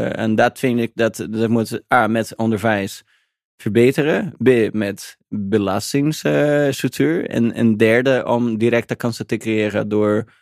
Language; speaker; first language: Dutch; non-native, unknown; Portuguese